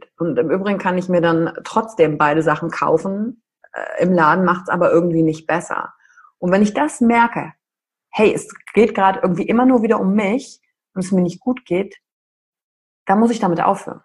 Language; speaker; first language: German; native; German